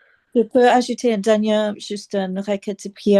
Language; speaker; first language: French; non-native, fluent; English